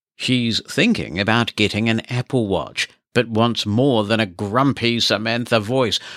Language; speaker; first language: English; native; English